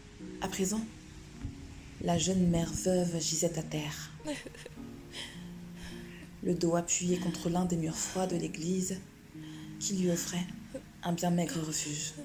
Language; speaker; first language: French; native; French